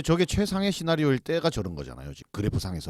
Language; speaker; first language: Korean; native; Korean